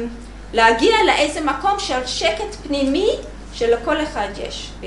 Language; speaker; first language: Hebrew; non-native, learner; English